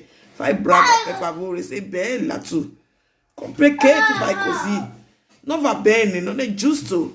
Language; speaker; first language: Italian; non-native, learner; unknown